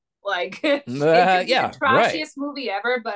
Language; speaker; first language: English; non-native, fluent; Croatian